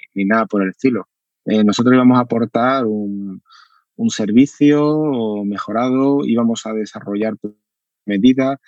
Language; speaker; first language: Spanish; native; Spanish